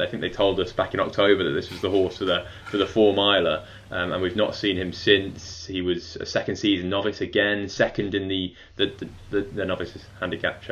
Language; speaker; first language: English; native; English